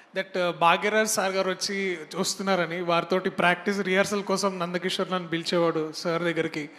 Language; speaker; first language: Telugu; native; Telugu